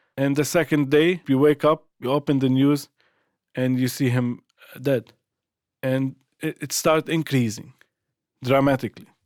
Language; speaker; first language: English; non-native, fluent; Arabic